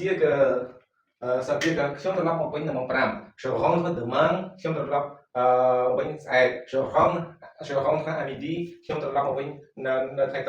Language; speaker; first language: French; non-native, learner; Khmer